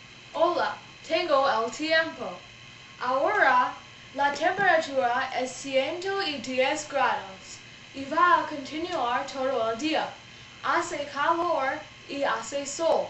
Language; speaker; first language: Spanish; non-native, learner; English